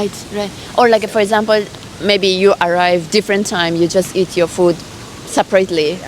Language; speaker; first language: English; non-native, fluent; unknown